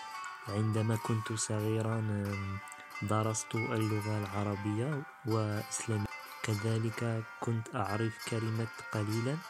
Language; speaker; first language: Arabic; non-native, learner; Tachelhit